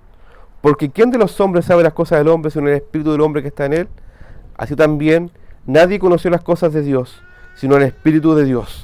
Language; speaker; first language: Spanish; native; Spanish